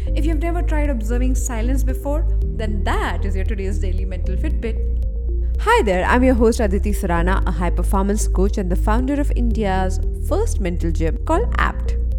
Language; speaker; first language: English; non-native, local second language; Hindi